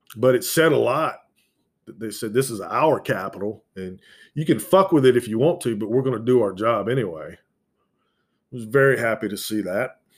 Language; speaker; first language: English; native; English